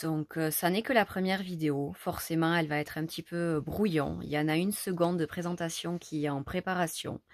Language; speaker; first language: French; native; French